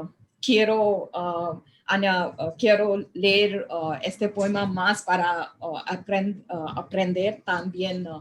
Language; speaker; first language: Spanish; non-native, learner; Hindi